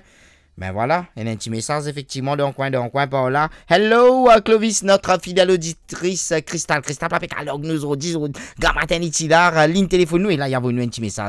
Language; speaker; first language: French; non-native, local second language; Morisyen